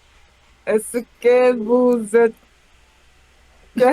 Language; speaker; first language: French; non-native, learner; Korean